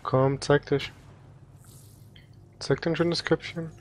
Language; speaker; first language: German; native; German